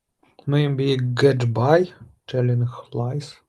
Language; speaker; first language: English; non-native, learner; Russian